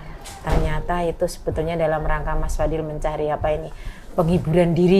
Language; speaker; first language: Indonesian; native; Indonesian